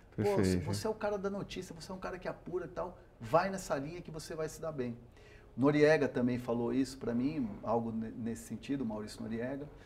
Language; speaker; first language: Portuguese; non-native, local second language; Spanish